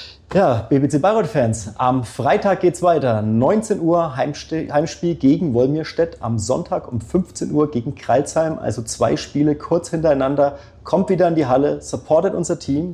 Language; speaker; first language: German; native; German